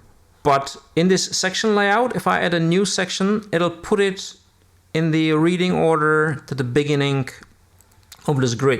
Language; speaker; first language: English; non-native, fluent; Czech